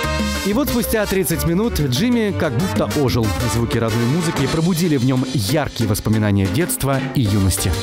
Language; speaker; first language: Russian; native; Russian